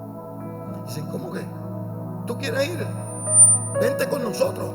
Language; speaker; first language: Spanish; native; Spanish